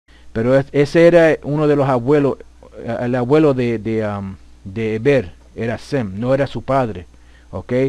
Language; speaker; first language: Spanish; early bilingual, heritage; Spanish